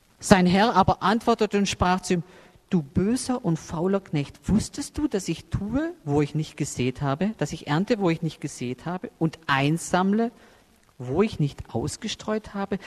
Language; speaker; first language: German; native; German